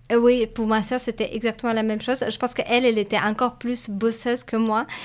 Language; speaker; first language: French; non-native, fluent; Russian